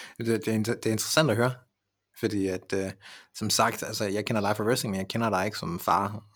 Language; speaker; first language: Danish; early bilingual, other home language; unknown